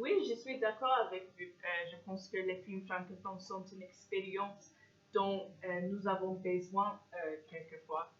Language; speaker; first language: French; non-native, fluent; English